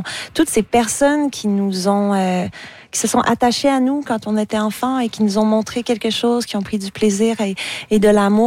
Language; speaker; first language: French; native; French